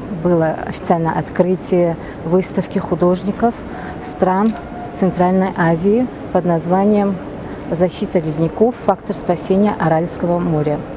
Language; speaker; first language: Russian; non-native, local second language; Tajik